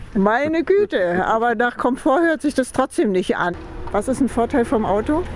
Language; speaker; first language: German; native; German